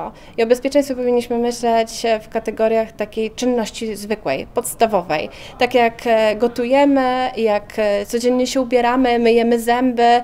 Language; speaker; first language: Polish; native; Polish